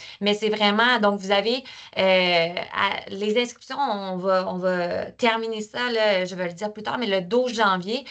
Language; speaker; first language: French; native; French